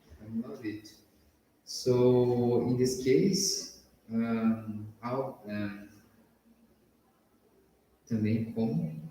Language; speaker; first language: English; non-native, learner; Portuguese